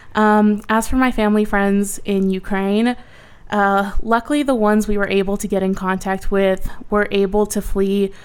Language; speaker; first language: English; early bilingual, other home language; Ukrainian